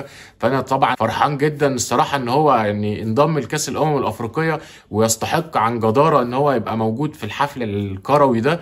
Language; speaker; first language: Arabic; native; Arabic